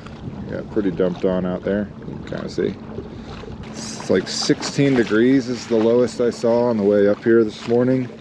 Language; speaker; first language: English; native; English